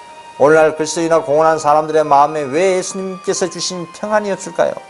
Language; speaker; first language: Korean; native; Korean